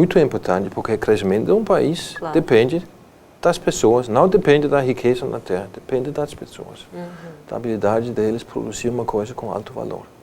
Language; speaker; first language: Portuguese; non-native, fluent; Danish